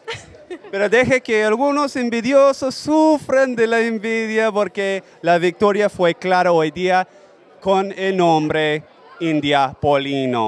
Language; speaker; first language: Spanish; non-native, fluent; English